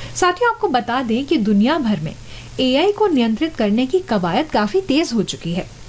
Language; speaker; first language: Hindi; native; Hindi